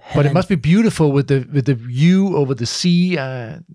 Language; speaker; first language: English; non-native, fluent; Danish